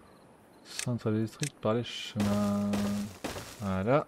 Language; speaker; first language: French; native; French